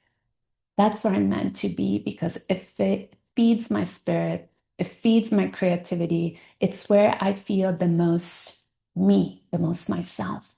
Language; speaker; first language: English; non-native, fluent; Italian